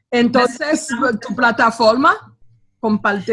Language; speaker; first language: Spanish; non-native, fluent; Haitian Creole